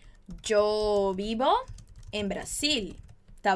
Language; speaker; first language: Spanish; non-native, fluent; Portuguese